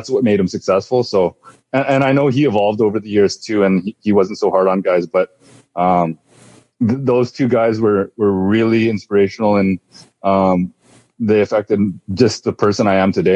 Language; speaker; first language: English; native; English